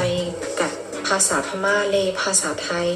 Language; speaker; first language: Thai; non-native, fluent; Burmese